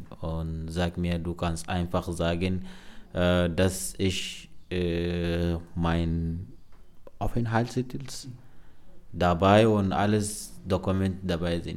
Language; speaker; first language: German; non-native, learner; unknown